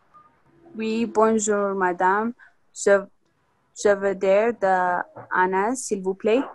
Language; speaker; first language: French; non-native, learner; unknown